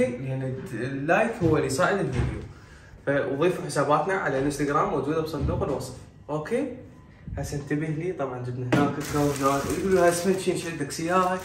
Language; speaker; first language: Arabic; native; Arabic